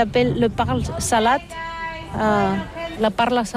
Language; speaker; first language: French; non-native, learner; Catalan